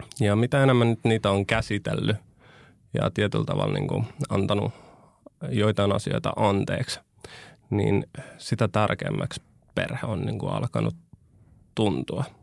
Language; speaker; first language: Finnish; early bilingual, other home language; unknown